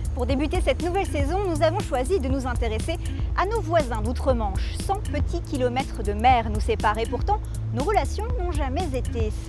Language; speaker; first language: French; native; French